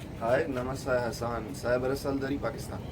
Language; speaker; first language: Indonesian; non-native, learner; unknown